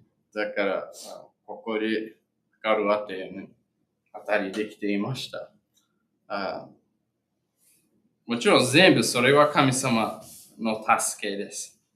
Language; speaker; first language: Japanese; non-native, fluent; English